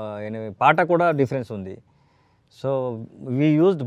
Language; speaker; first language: Telugu; non-native, learner; Kannada